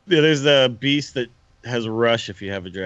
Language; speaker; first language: English; native; English